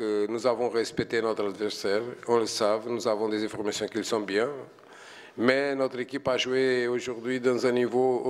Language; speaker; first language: French; non-native, fluent; Portuguese